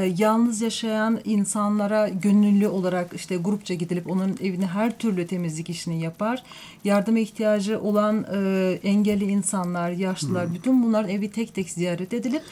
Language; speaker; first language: Turkish; non-native, fluent; Uzbek